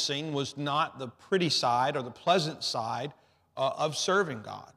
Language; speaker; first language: English; native; English